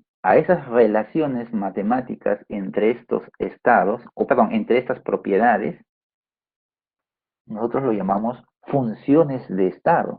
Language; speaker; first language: Spanish; native; Spanish